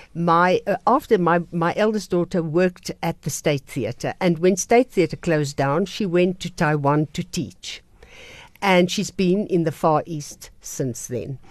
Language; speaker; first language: English; non-native, local second language; Afrikaans